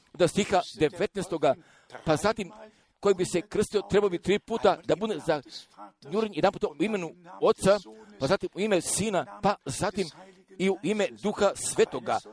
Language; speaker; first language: Croatian; early bilingual, heritage; Croatian